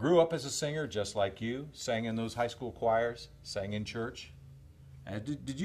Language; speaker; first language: English; native; English